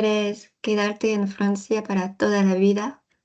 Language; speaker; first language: Spanish; non-native, learner; French